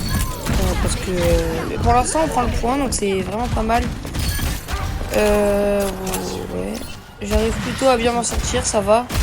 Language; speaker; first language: French; native; French